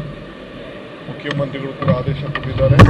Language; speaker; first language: Kannada; native; Kannada